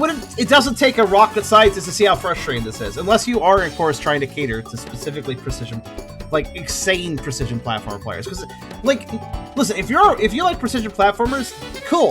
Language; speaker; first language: English; native; English